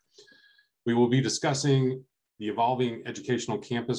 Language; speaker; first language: English; native; English